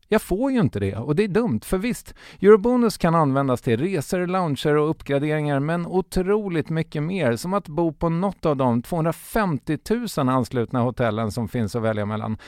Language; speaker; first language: Swedish; native; Swedish